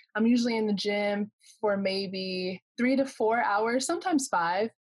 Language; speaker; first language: English; native; English